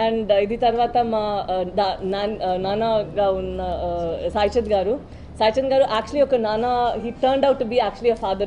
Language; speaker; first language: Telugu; non-native, fluent; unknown